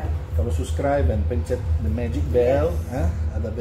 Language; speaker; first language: Indonesian; non-native, learner; English